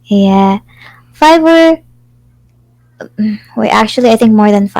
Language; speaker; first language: English; non-native, fluent; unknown